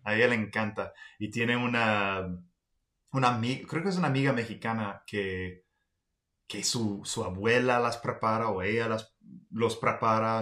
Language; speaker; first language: Spanish; non-native, fluent; English